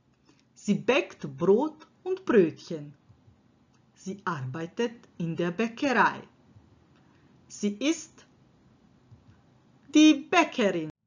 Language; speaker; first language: German; non-native, fluent; Croatian